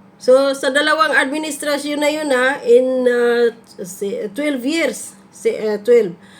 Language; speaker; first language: Filipino; non-native, local second language; Cebuano